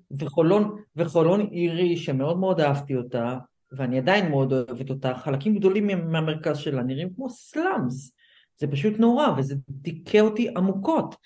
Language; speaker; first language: Hebrew; native; Hebrew